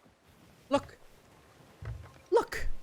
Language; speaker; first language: English; non-native, fluent; Dutch